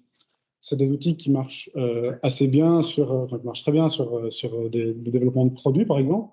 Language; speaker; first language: French; native; French